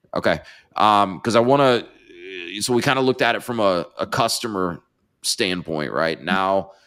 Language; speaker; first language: English; native; English